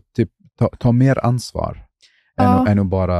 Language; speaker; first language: Swedish; non-native, fluent; Arabic